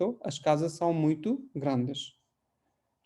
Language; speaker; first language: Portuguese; non-native, fluent; Hindi